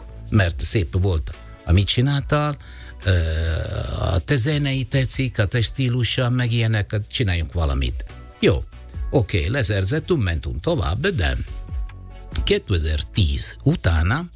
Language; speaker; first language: Hungarian; non-native, fluent; Italian